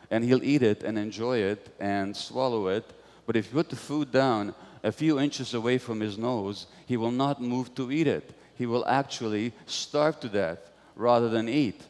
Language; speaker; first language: English; non-native, fluent; Hungarian